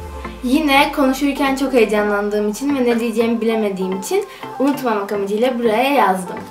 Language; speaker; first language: Turkish; native; Turkish